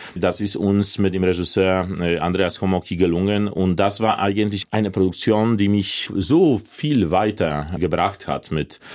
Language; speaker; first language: German; non-native, fluent; Polish